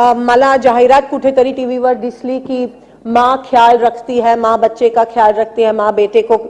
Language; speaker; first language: Hindi; non-native, local second language; Marathi